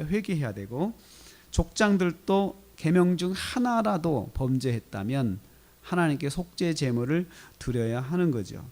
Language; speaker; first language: Korean; native; Korean